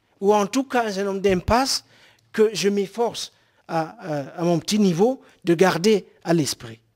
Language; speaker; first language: French; non-native, local second language; Basaa